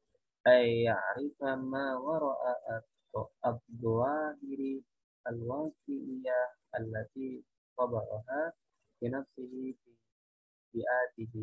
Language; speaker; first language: Arabic; non-native, learner; Indonesian